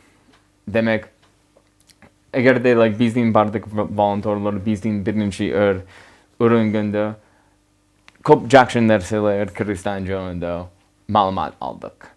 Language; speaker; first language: Kyrgyz; non-native, learner; English